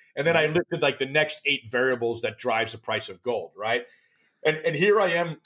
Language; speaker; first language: English; native; English